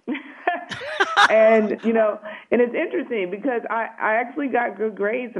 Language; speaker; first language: English; native; English